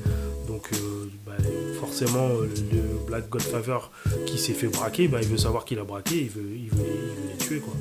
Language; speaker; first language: French; native; French